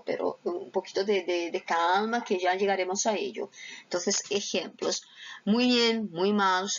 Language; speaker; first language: Spanish; non-native, fluent; Portuguese